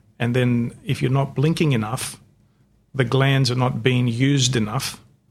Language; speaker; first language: English; non-native, local second language; Greek